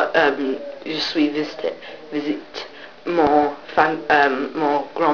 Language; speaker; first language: French; non-native, learner; English